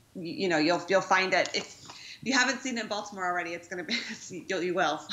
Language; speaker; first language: English; native; English